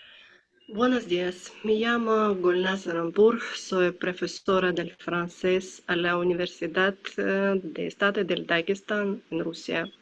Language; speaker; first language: Spanish; non-native, learner; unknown